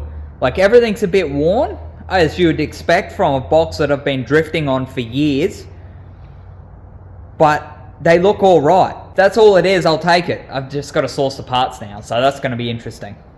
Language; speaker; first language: English; native; English